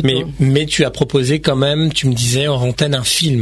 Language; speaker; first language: French; native; French